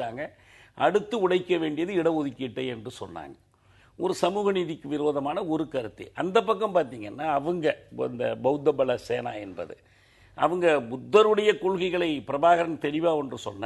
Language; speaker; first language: Tamil; native; Tamil